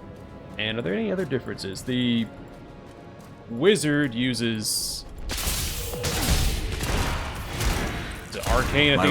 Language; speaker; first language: English; native; English